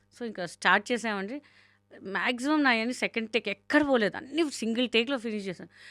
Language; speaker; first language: Telugu; non-native, local second language; Hindi